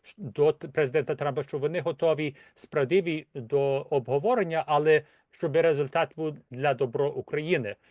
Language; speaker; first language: Ukrainian; early bilingual, heritage; Ukrainian